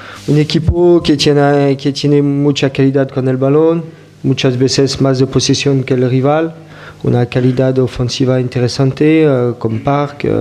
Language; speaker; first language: Spanish; non-native, fluent; French